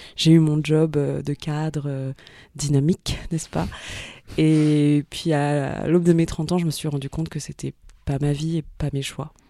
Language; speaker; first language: French; native; French